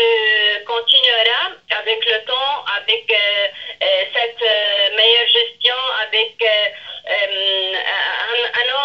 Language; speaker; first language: French; non-native, local second language; Arabic